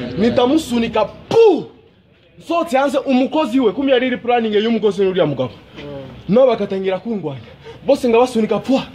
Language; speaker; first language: Kinyarwanda; non-native, fluent; Swahili